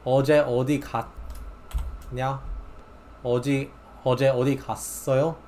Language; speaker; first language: Korean; non-native, fluent; English